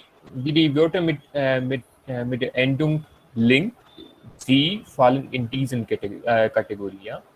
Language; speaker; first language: German; non-native, fluent; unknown